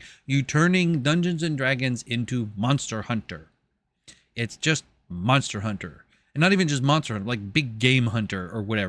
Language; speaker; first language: English; native; English